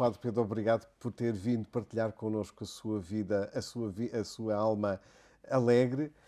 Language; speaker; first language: Portuguese; native; Portuguese